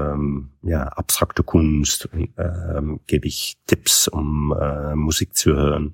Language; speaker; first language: German; non-native, fluent; Dutch